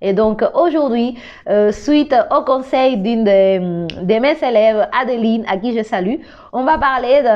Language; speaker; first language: French; non-native, fluent; Spanish